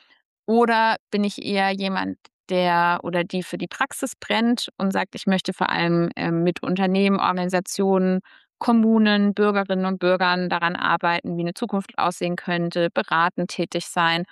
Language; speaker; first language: German; native; German